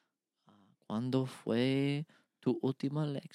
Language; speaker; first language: Spanish; non-native, learner; English